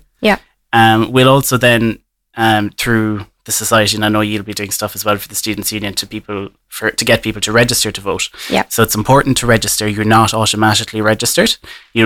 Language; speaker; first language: English; native; English